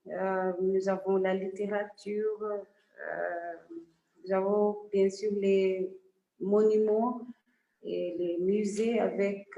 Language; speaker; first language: French; non-native, fluent; Swahili